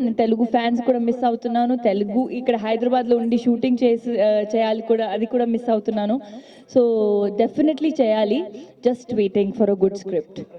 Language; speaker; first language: Telugu; non-native, fluent; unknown